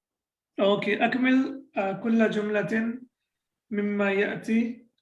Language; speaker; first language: Arabic; non-native, fluent; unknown